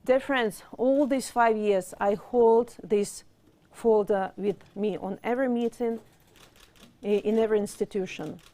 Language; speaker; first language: English; non-native, fluent; Russian